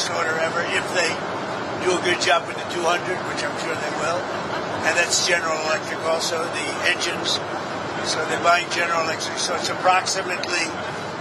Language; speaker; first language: English; native; English